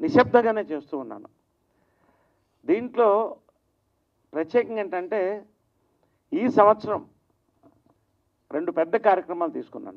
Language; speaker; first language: Telugu; native; Telugu